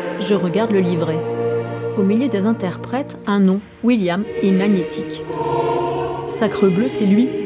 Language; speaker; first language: French; native; French